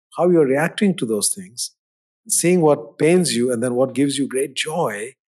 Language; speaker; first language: English; non-native, local second language; Hindi